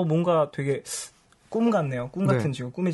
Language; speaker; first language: Korean; native; Korean